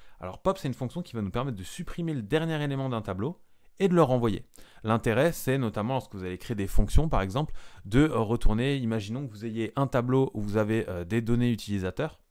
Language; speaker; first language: French; native; French